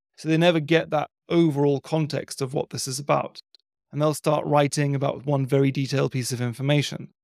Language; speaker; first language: English; native; English